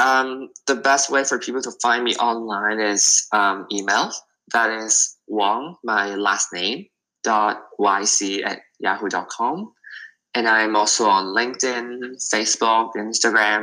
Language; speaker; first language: English; non-native, local second language; Cantonese